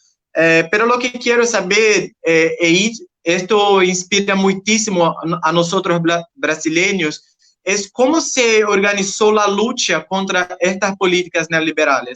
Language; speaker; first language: Spanish; non-native, learner; Portuguese